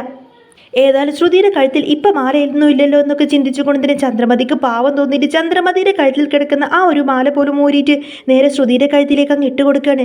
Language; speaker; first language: Malayalam; native; Malayalam